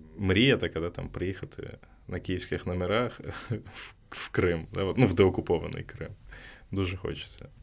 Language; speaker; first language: Ukrainian; non-native, local second language; Crimean Tatar